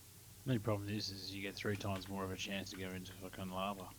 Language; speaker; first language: English; native; English